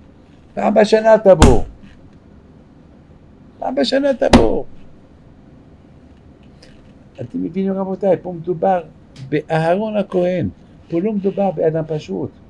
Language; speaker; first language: Hebrew; non-native, fluent; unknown